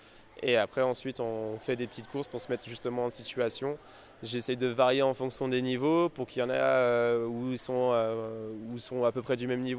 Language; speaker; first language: French; native; French